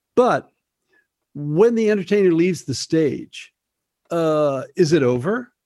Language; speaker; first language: English; native; English